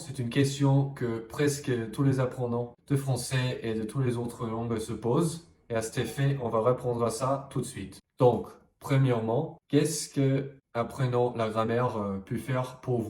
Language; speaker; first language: French; non-native, fluent; English